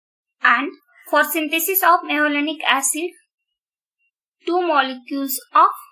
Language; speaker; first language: English; non-native, local second language; Marathi